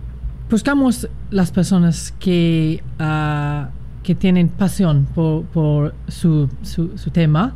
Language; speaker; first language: Spanish; non-native, learner; English